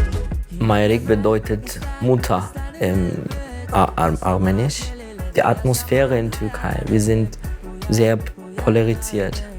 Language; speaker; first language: German; non-native, learner; Turkish